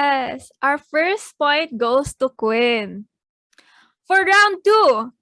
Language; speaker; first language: English; non-native, local second language; Filipino